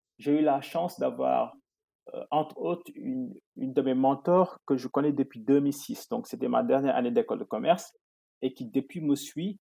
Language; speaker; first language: French; non-native, local second language; Wolof